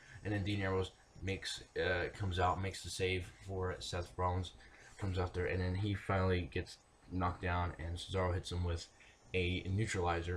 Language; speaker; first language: English; native; English